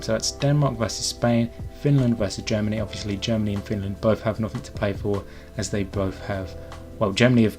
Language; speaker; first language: English; native; English